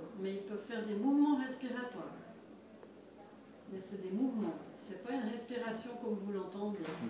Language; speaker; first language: French; native; French